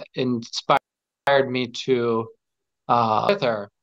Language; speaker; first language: English; native; English